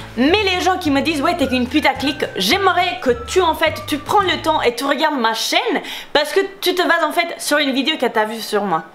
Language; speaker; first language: French; non-native, fluent; Spanish